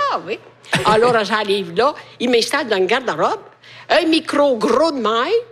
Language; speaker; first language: French; non-native, fluent; Italian